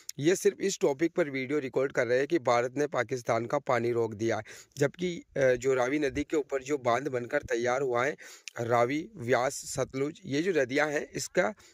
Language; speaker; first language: Hindi; native; Hindi